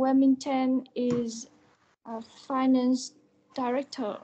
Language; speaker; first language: English; non-native, learner; Vietnamese